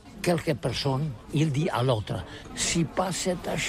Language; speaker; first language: French; non-native, learner; Catalan